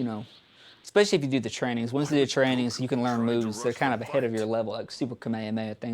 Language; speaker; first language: English; native; English